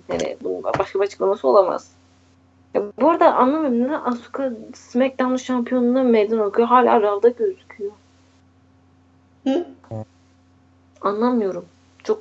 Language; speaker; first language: Turkish; native; Turkish